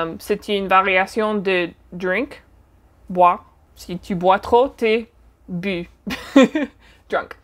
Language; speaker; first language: French; non-native, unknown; English